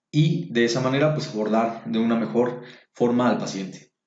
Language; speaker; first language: Spanish; native; Spanish